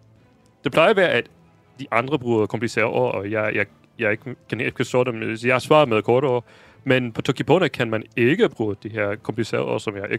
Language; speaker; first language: Danish; non-native, fluent; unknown